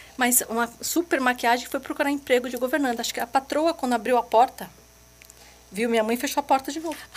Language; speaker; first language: Portuguese; early bilingual, other home language; Arabic